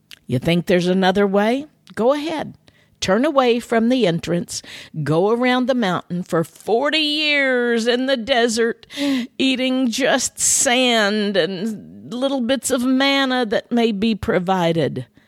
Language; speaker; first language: English; native; English